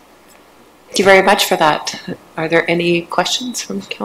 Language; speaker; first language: English; native; English